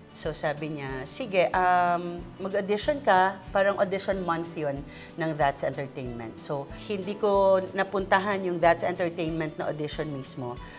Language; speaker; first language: Filipino; non-native, local second language; Waray